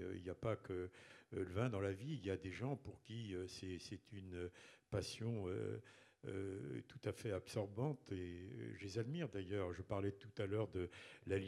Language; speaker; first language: French; native; French